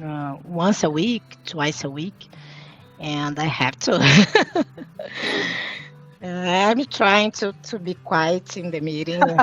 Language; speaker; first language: English; non-native, learner; Portuguese